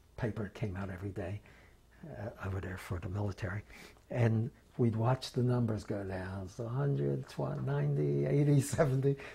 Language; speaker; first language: English; native; English